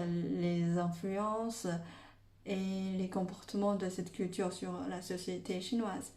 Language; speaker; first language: French; non-native, fluent; Chinese